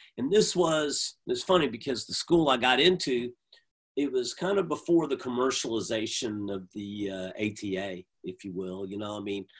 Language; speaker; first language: English; native; English